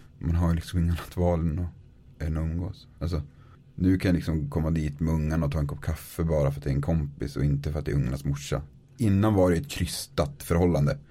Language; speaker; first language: Swedish; native; Swedish